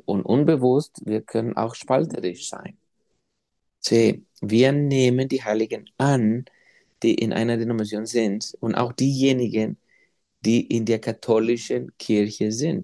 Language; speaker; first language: German; non-native, fluent; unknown